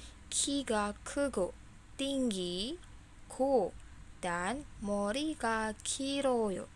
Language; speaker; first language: Korean; non-native, fluent; Indonesian